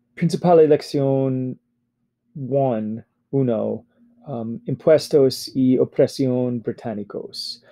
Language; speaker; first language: Spanish; non-native, learner; English